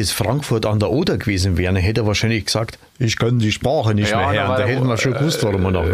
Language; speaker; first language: German; native; German